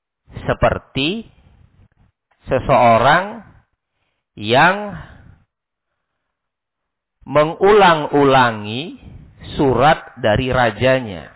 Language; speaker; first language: Indonesian; native; Indonesian